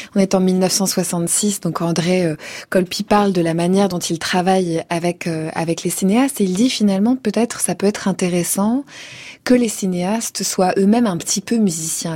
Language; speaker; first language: French; native; French